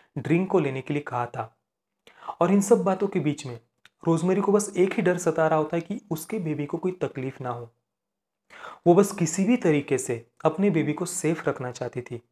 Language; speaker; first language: Hindi; non-native, local second language; Marathi